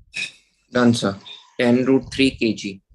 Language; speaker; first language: English; non-native, local second language; Hindi